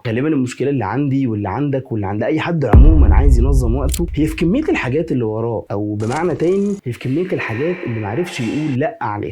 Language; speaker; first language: Arabic; native; Arabic